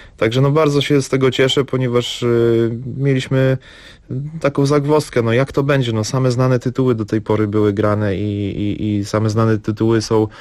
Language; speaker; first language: Polish; native; Polish